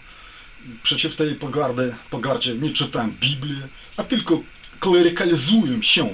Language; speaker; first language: Polish; non-native, learner; Ukrainian